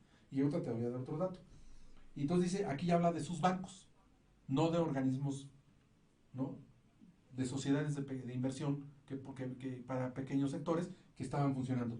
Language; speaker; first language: Spanish; native; Spanish